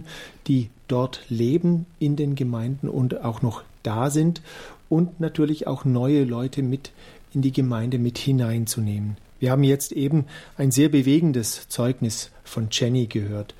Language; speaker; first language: German; native; German